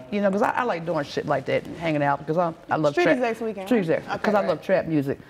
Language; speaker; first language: English; native; English